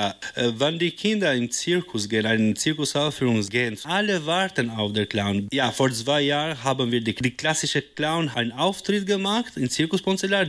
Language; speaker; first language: German; non-native, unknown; Albanian